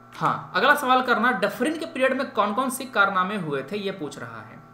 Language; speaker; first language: Hindi; native; Hindi